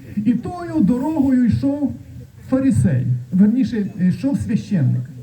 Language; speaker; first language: Ukrainian; non-native, local second language; Russian